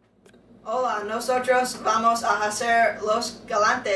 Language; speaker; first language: Spanish; non-native, learner; English